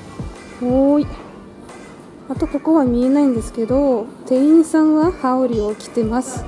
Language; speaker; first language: Japanese; non-native, fluent; Russian